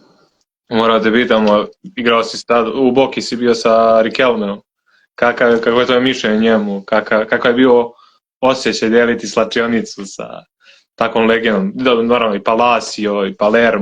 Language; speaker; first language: Croatian; native; Croatian